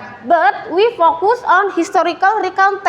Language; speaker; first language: English; non-native, fluent; Indonesian